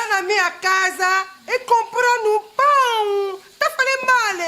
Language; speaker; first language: Portuguese; non-native, learner; Lingala